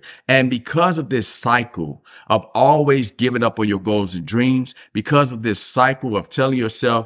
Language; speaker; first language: English; native; English